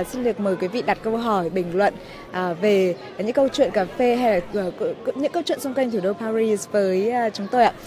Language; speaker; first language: Vietnamese; native; Vietnamese